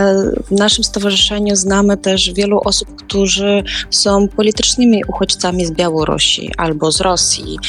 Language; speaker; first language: Polish; non-native, fluent; Ukrainian